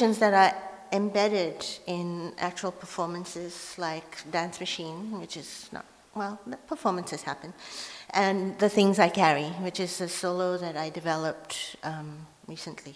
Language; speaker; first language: English; non-native, local second language; Min Nan Chinese